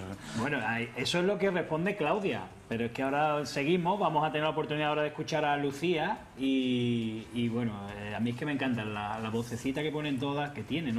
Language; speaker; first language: Spanish; native; Spanish